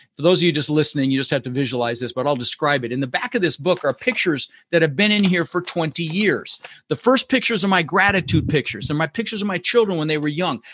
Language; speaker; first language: English; early bilingual, other home language; Dutch